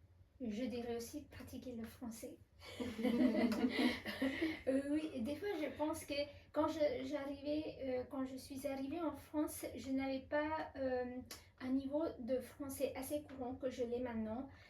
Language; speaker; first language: French; non-native, fluent; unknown